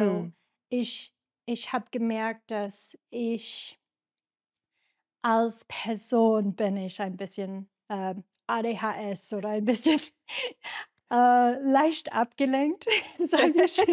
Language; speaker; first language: German; non-native, learner; English